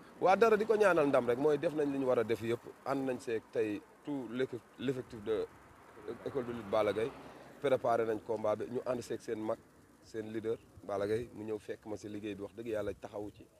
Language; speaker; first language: Wolof; native; Wolof